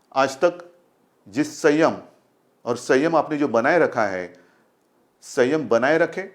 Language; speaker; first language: Hindi; non-native, local second language; Marathi